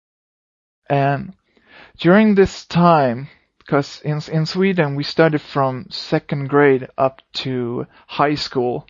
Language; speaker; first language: English; non-native, fluent; Swedish